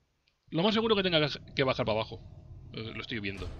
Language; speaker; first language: Spanish; native; Spanish